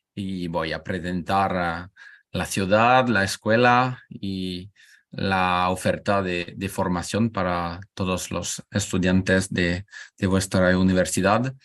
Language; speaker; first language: Spanish; non-native, learner; French